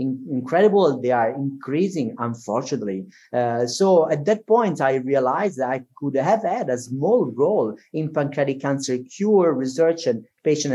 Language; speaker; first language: English; non-native, fluent; Italian